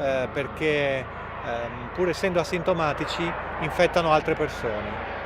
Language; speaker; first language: Italian; native; Italian